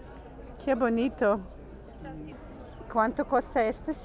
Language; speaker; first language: Spanish; non-native, learner; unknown